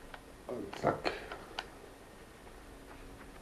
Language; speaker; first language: German; native; German